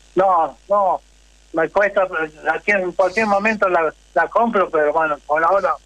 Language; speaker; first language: Spanish; native; Spanish